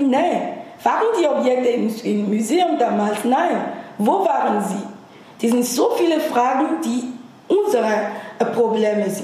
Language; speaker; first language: German; non-native, fluent; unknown